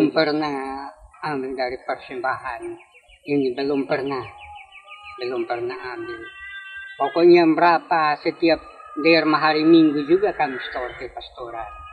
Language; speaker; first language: Indonesian; non-native, local second language; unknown